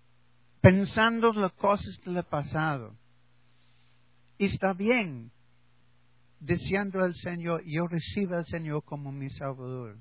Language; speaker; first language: Spanish; non-native, learner; English